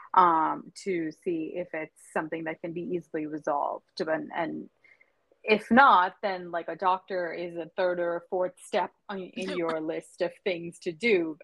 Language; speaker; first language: English; non-native, local second language; Hindi